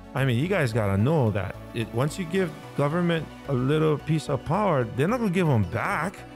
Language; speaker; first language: English; native; English